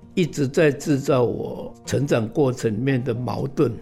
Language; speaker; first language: Chinese; native; Chinese